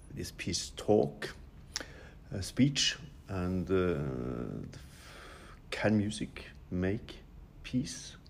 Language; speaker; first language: English; non-native, fluent; Norwegian